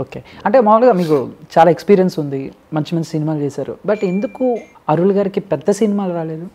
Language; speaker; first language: Telugu; native; Telugu